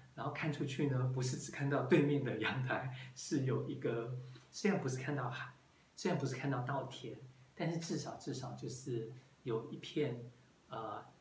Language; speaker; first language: Chinese; native; Chinese